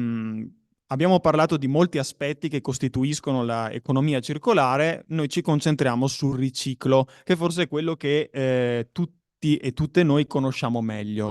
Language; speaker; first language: Italian; native; Italian